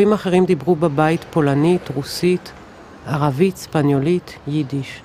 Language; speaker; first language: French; non-native, fluent; Hebrew